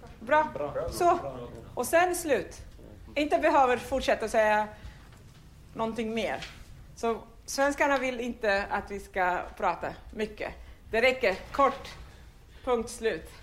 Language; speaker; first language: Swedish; non-native, fluent; Arabic